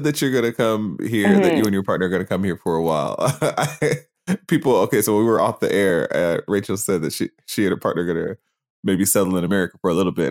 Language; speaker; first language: English; native; English